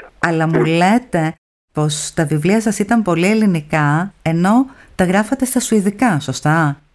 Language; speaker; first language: Greek; native; Greek